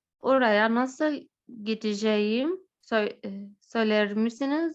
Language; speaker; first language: Turkish; non-native, learner; Arabic